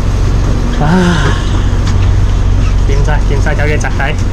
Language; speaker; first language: Chinese; native; Chinese